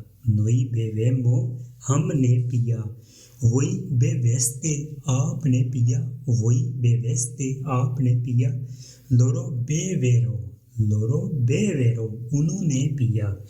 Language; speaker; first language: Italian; non-native, learner; Urdu